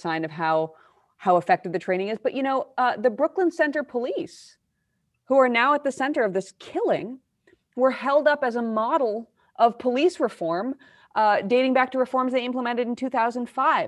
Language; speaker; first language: English; native; English